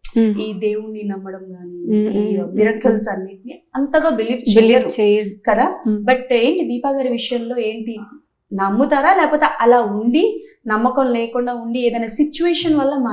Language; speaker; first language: Telugu; native; Telugu